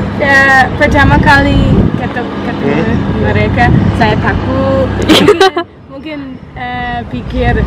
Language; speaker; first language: Indonesian; non-native, learner; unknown